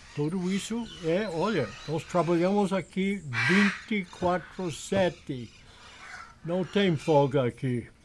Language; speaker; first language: Portuguese; non-native, fluent; English